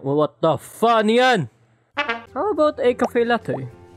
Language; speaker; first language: English; non-native, local second language; Filipino